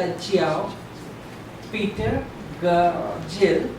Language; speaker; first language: Chinese; non-native, learner; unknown